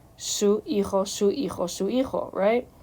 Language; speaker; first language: Spanish; non-native, fluent; English